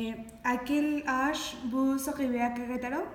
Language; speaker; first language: French; non-native, learner; Spanish